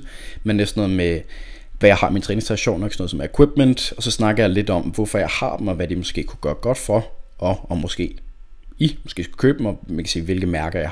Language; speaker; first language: Danish; native; Danish